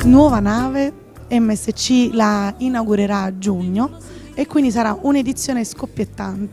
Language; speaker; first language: Italian; native; Italian